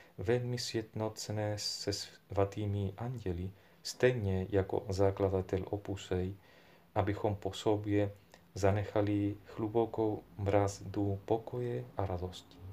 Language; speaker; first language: Czech; non-native, fluent; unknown